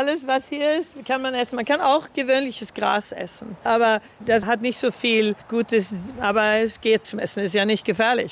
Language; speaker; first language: German; early bilingual, heritage; Swedish